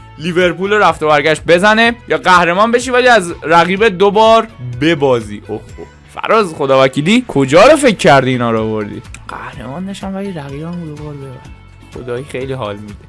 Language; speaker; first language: Persian; native; Persian